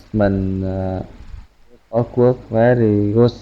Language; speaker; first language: English; non-native, learner; Vietnamese